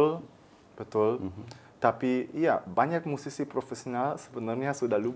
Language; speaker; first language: Indonesian; early bilingual, heritage; German